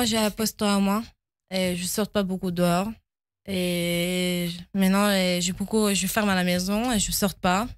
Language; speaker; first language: French; early bilingual, heritage; Hebrew